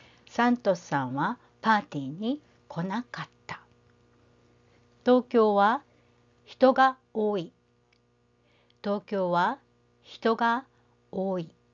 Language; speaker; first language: Japanese; native; Japanese